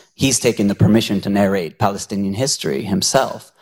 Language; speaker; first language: English; native; English